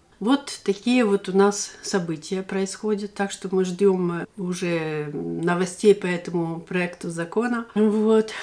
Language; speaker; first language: Russian; native; Russian